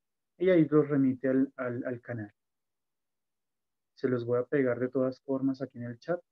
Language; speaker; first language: Spanish; native; Spanish